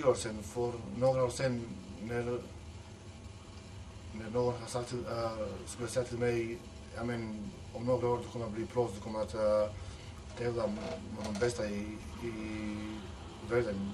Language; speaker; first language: Swedish; non-native, fluent; Macedonian